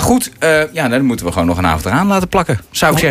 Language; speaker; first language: Dutch; native; Dutch